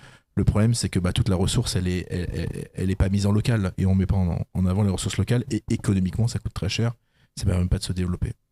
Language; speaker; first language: French; native; French